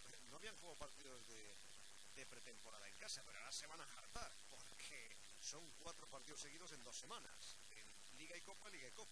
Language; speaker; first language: Spanish; native; Spanish